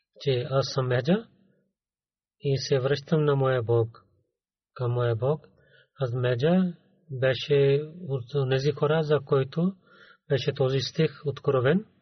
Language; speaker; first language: Bulgarian; non-native, learner; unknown